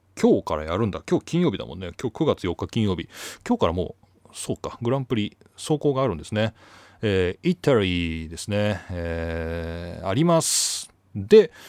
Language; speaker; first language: Japanese; native; Japanese